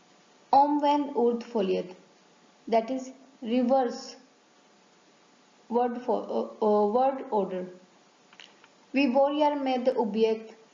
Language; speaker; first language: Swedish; non-native, learner; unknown